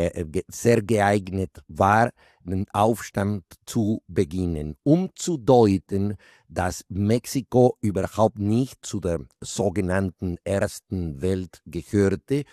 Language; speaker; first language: German; non-native, fluent; Spanish